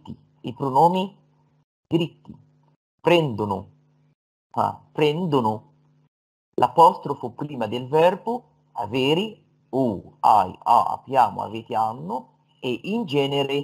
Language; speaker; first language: Italian; non-native, fluent; Arabic